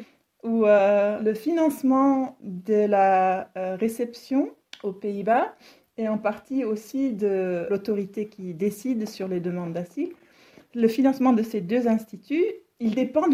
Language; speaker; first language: French; non-native, fluent; Dutch